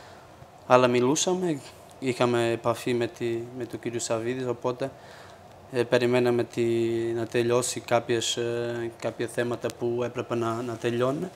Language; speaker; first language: Greek; non-native, fluent; Portuguese